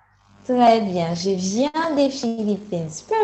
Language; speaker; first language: French; non-native, fluent; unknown